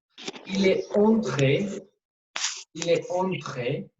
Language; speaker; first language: French; non-native, fluent; Spanish